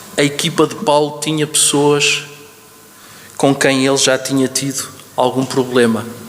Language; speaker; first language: Portuguese; native; Portuguese